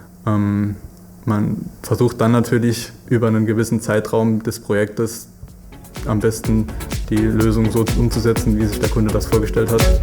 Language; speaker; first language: German; native; German